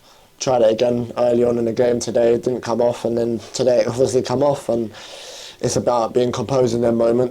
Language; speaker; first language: English; native; English